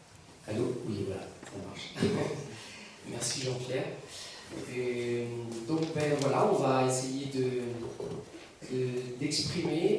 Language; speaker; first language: French; native; French